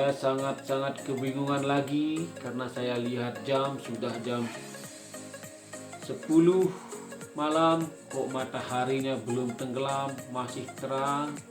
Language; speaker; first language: Indonesian; non-native, local second language; Sasak